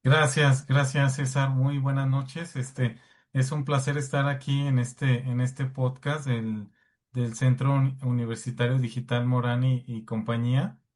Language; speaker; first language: Spanish; native; Spanish